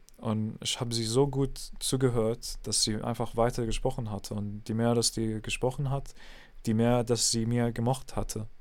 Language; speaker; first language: German; non-native, fluent; English